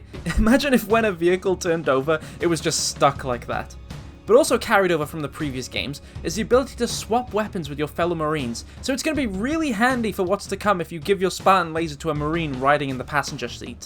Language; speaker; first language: English; native; English